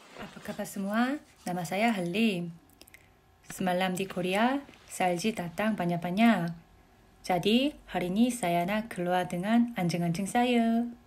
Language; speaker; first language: Malay; non-native, learner; Korean